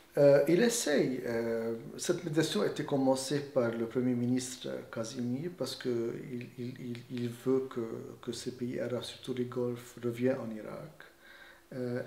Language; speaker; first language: French; non-native, fluent; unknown